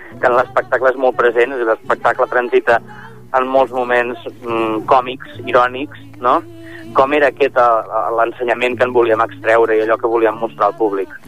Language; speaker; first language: Catalan; native; Catalan